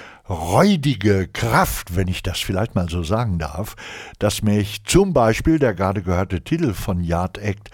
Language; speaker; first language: German; native; German